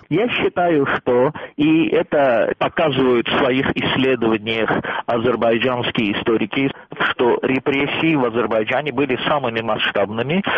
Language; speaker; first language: Russian; non-native, local second language; Azerbaijani